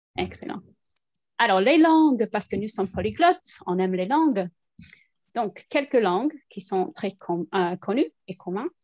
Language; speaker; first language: French; non-native, fluent; English